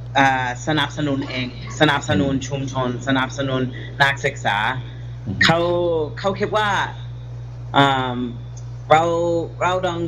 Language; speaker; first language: Thai; non-native, learner; English